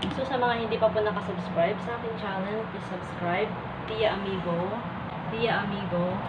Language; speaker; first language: Filipino; non-native, local second language; Iloko